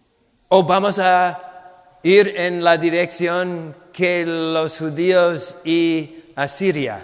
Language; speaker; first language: Spanish; non-native, fluent; English